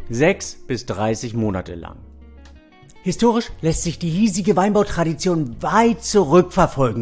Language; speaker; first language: German; native; German